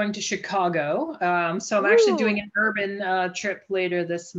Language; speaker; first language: English; native; English